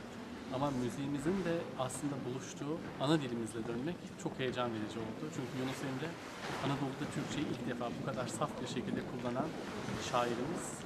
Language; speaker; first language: Turkish; native; Turkish